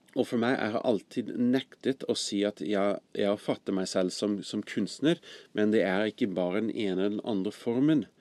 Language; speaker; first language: Norwegian; non-native, fluent; English